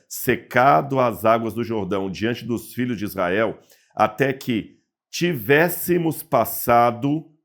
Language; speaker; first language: Portuguese; native; Portuguese